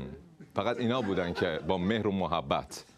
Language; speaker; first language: Persian; native; Persian